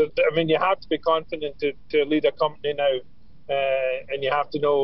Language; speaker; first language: English; native; English